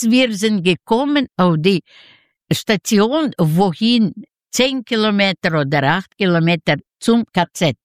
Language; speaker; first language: German; non-native, learner; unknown